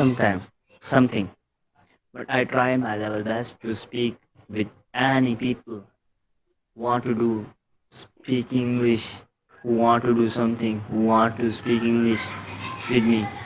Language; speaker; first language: English; non-native, learner; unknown